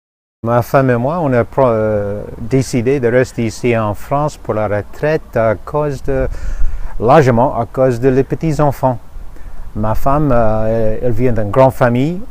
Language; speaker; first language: French; non-native, fluent; English